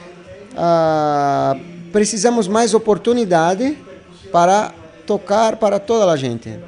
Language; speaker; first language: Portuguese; non-native, learner; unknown